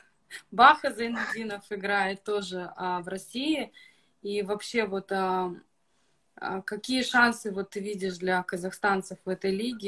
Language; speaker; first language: Russian; native; Russian